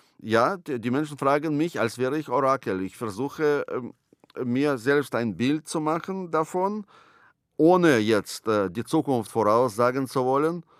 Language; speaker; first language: German; non-native, fluent; Russian